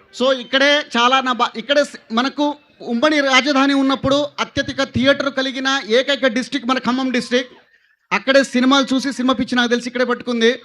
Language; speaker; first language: Telugu; native; Telugu